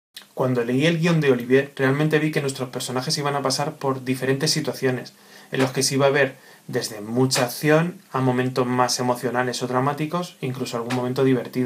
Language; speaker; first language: Spanish; native; Spanish